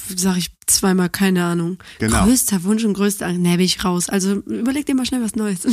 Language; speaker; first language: German; native; German